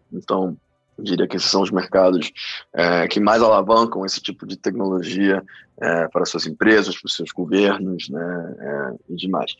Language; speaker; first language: Portuguese; early bilingual, other home language; Spanish